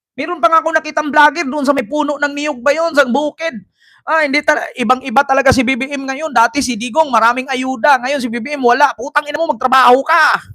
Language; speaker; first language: Filipino; native; Filipino